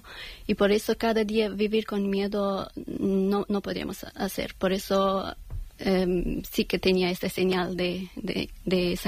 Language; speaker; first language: Spanish; non-native, learner; Persian